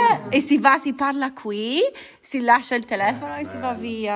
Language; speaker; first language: Italian; non-native, learner; English